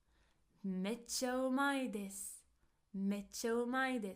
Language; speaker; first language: Japanese; non-native, fluent; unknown